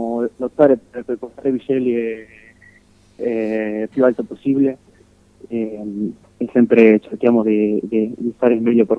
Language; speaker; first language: Italian; non-native, fluent; Spanish